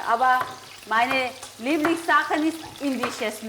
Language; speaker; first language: German; non-native, learner; Turkish